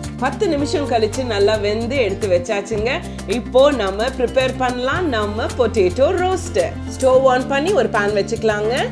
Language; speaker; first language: Tamil; non-native, local second language; English